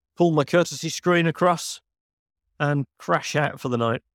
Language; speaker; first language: English; native; English